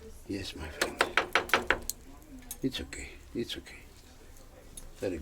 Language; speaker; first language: English; non-native, learner; Greek